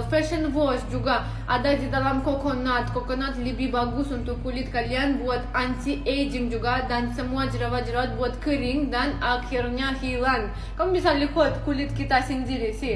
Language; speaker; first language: Indonesian; non-native, learner; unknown